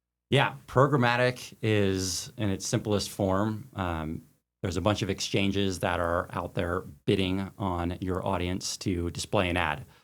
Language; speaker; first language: English; native; English